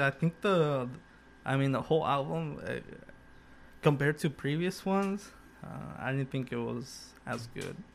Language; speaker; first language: English; early bilingual, other home language; Spanish